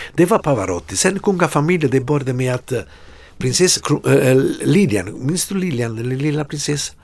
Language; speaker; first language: Swedish; non-native, fluent; Italian